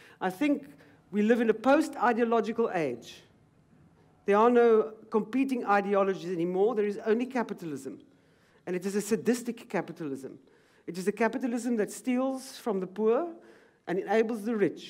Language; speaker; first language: English; native; English